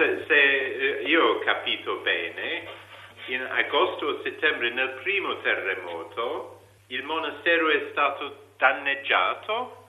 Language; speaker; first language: Italian; non-native, learner; English